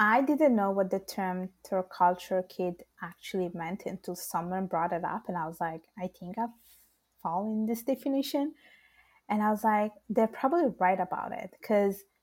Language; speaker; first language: English; non-native, fluent; Italian